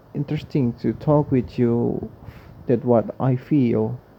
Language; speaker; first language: English; non-native, learner; Indonesian